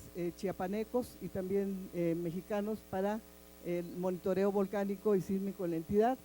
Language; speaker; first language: Spanish; native; Spanish